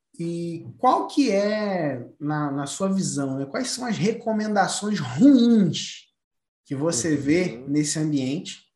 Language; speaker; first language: Portuguese; native; Portuguese